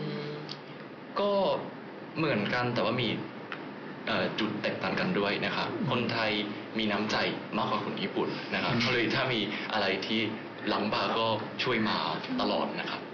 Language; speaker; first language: Thai; non-native, fluent; Japanese